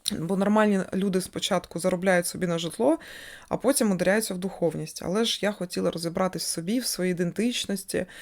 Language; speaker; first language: Ukrainian; non-native, local second language; Russian